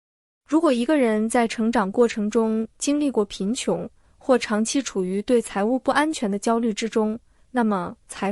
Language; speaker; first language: Chinese; native; Chinese